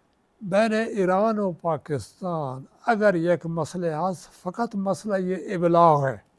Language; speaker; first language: Persian; non-native, fluent; Urdu